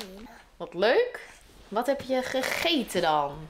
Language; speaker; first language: Dutch; native; Dutch